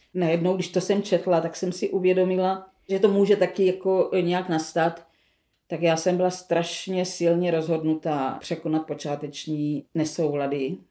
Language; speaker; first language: Czech; native; Czech